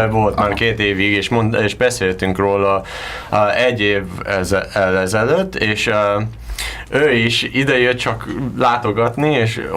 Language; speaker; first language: Hungarian; non-native, learner; English